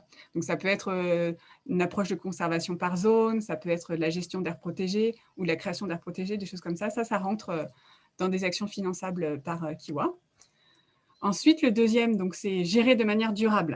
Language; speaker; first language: French; native; French